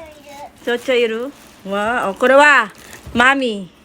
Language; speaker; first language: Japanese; non-native, fluent; Filipino